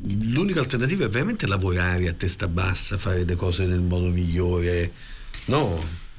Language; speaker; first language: Italian; native; Italian